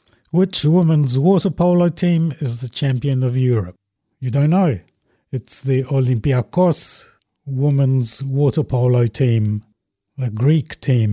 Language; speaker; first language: English; early bilingual, other home language; Greek